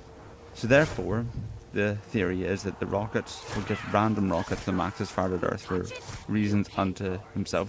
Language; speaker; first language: English; native; English